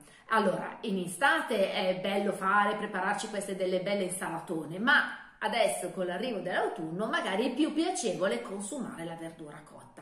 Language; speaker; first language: Italian; native; Italian